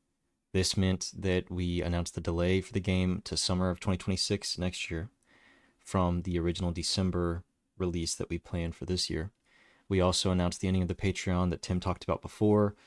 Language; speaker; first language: English; native; English